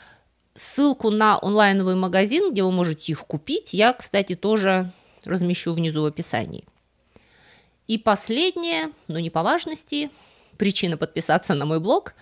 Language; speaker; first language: Russian; native; Russian